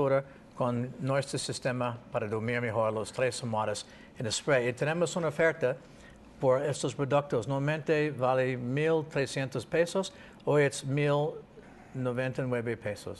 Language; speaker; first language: Spanish; non-native, learner; English